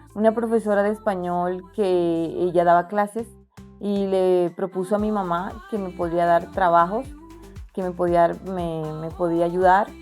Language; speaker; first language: Spanish; non-native, local second language; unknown